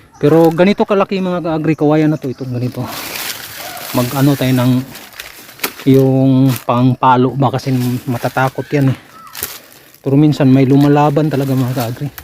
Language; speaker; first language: Filipino; non-native, local second language; Cebuano